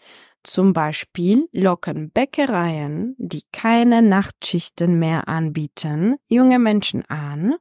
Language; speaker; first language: German; non-native, fluent; Czech